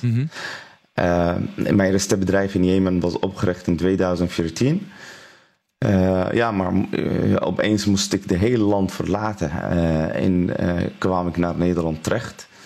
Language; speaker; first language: Dutch; non-native, learner; Arabic